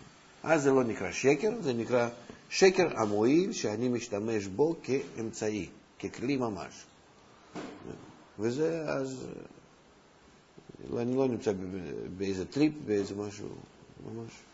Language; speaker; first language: Hebrew; non-native, fluent; Russian